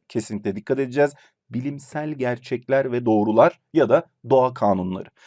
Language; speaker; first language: Turkish; native; Turkish